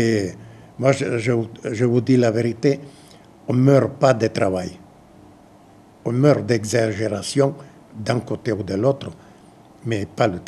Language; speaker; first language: French; non-native, fluent; Croatian